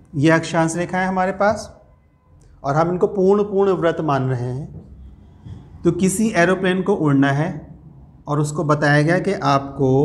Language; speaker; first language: Hindi; native; Hindi